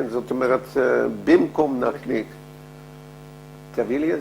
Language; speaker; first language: Hebrew; non-native, fluent; Dutch